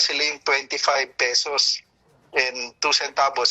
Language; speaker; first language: Filipino; native; Filipino